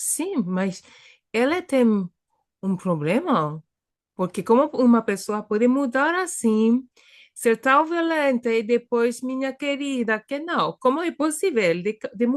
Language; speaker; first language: Portuguese; non-native, fluent; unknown